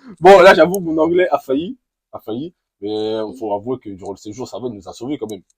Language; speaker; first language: French; native; French